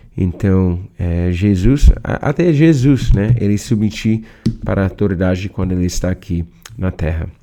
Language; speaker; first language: Portuguese; non-native, learner; English